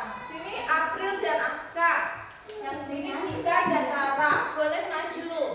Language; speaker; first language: Indonesian; native; Indonesian